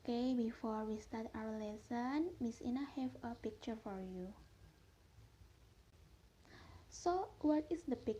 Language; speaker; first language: English; non-native, fluent; Indonesian